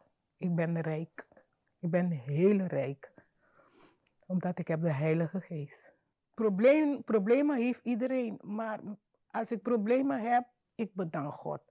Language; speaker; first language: Dutch; non-native, learner; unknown